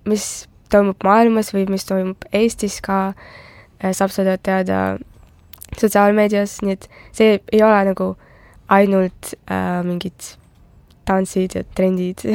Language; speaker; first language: Estonian; non-native, local second language; Russian